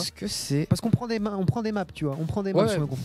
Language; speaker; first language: French; native; French